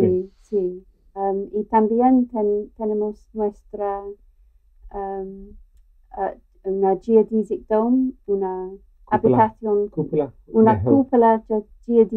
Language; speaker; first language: Spanish; non-native, learner; English